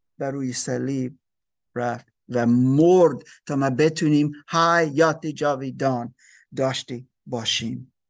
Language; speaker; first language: Persian; non-native, learner; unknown